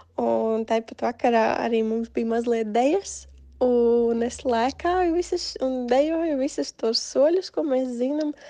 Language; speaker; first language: Latvian; native; Latvian